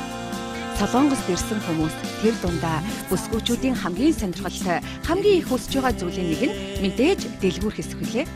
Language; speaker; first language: Mongolian; native; Mongolian